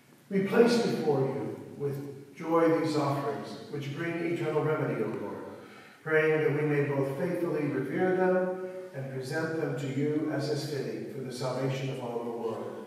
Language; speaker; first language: English; native; English